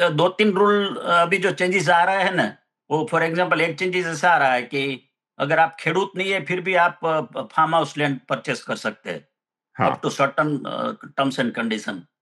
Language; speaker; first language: Hindi; non-native, local second language; Gujarati